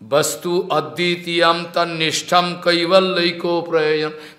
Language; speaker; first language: Hindi; non-native, local second language; Bangla